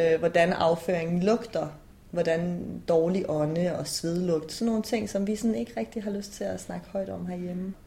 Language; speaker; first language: Danish; early bilingual, other home language; Persian